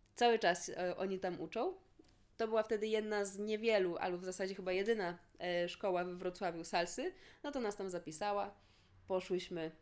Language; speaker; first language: Polish; native; Polish